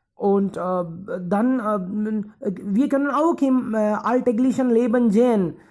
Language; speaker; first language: German; non-native, fluent; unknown